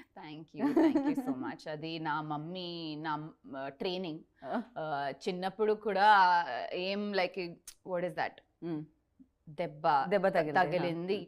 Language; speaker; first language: Telugu; non-native, learner; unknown